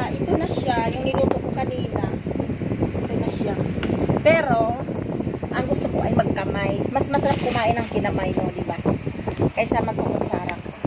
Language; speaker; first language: Filipino; non-native, local second language; Cebuano